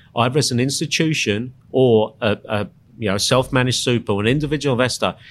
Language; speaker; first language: English; native; English